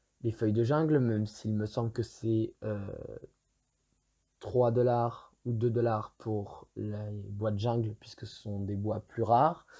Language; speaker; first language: French; native; French